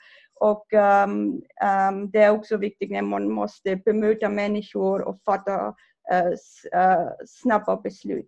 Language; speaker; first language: Swedish; non-native, fluent; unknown